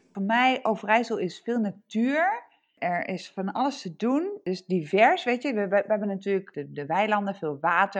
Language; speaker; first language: Dutch; native; Dutch